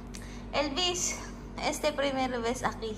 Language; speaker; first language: Spanish; non-native, learner; Filipino